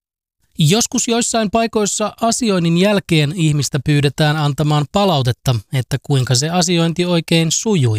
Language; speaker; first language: Finnish; native; Finnish